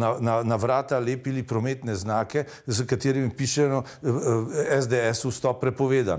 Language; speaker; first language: Slovenian; native; Slovenian